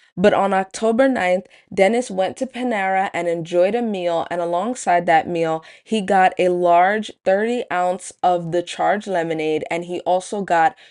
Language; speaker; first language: English; native; English